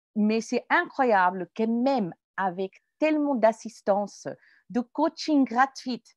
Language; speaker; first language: French; non-native, fluent; English